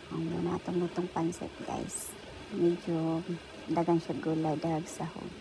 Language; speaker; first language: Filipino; non-native, local second language; Cebuano